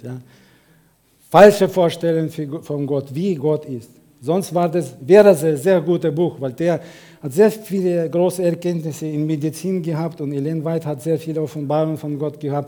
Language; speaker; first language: German; non-native, fluent; Russian